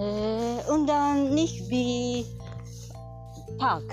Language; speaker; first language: German; non-native, learner; Japanese